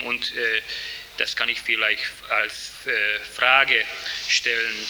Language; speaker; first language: German; non-native, fluent; Hungarian